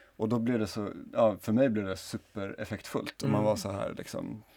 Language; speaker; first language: Swedish; native; Swedish